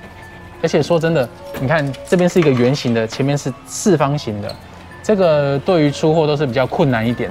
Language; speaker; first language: Chinese; native; Chinese